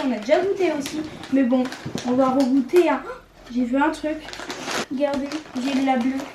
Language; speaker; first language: French; native; French